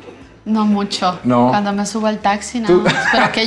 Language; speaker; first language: Spanish; native; Spanish